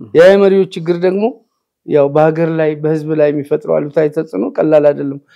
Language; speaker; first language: Amharic; native; Amharic